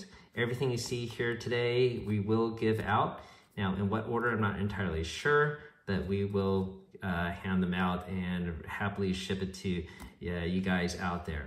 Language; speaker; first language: English; native; English